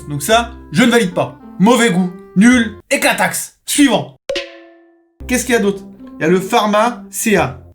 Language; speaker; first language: French; native; French